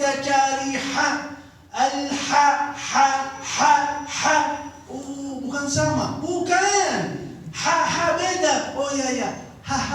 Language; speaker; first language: Indonesian; non-native, fluent; Arabic